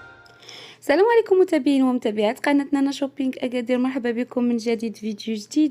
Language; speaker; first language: Arabic; native; Arabic